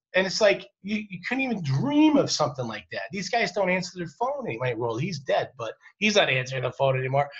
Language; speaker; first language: English; native; English